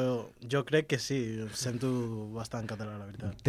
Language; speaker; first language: Catalan; early bilingual, other home language; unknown